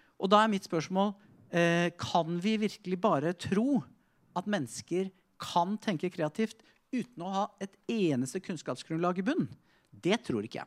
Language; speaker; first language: Norwegian; native; Norwegian